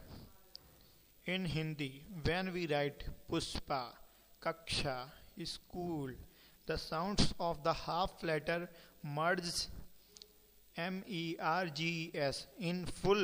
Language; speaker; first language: English; non-native, local second language; Hindi